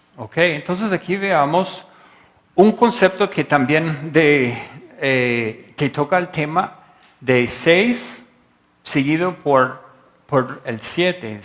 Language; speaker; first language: Spanish; non-native, fluent; English